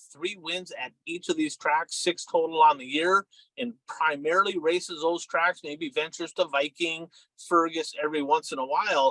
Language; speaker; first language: English; native; English